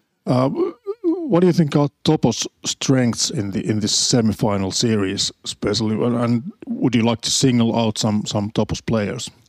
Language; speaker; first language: English; non-native, fluent; Finnish